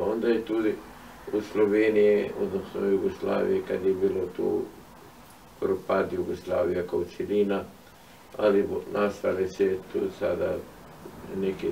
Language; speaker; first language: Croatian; non-native, fluent; Arabic